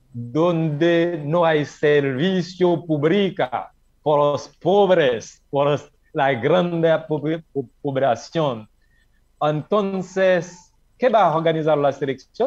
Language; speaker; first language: Spanish; non-native, learner; Haitian Creole